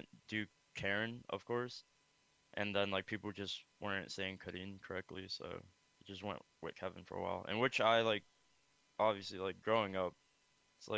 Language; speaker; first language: English; early bilingual, other home language; Khmer